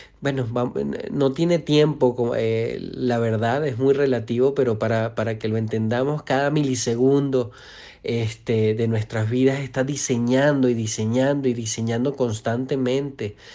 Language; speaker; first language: Spanish; native; Spanish